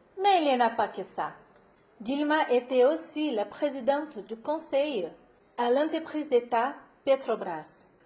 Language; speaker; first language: French; non-native, fluent; Portuguese